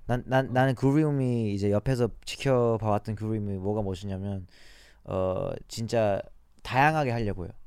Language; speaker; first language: Korean; early bilingual, other home language; English